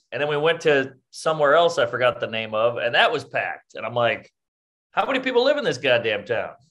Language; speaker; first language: English; native; English